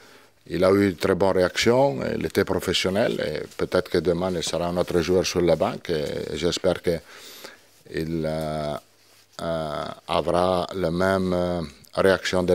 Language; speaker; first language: French; non-native, learner; Italian